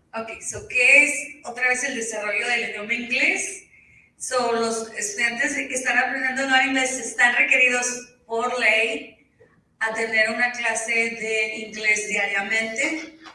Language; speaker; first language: Spanish; early bilingual, heritage; Spanish